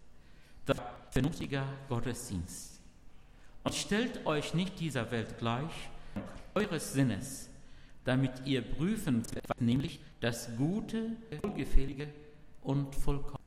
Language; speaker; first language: German; non-native, learner; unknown